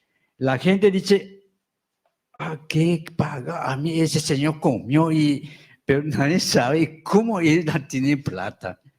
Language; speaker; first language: Spanish; non-native, local second language; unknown